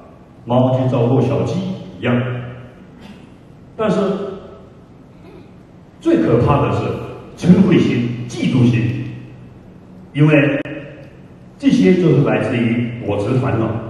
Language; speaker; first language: Chinese; native; Chinese